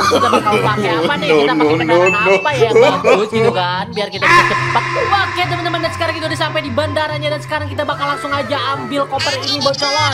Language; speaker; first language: Indonesian; native; Indonesian